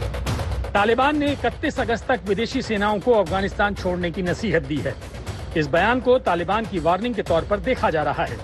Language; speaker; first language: Hindi; native; Hindi